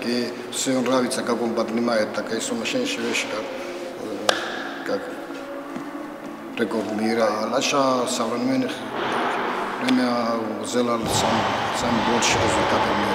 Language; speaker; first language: Russian; non-native, fluent; Georgian